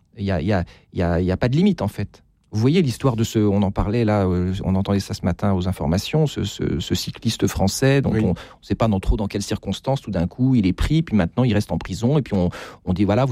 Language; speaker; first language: French; native; French